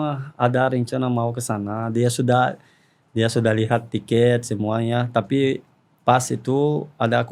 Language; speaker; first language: Indonesian; non-native, fluent; Portuguese